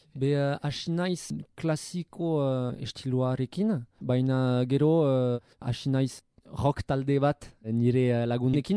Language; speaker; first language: Basque; non-native, local second language; French